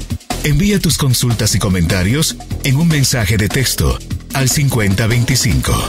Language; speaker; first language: Spanish; native; Spanish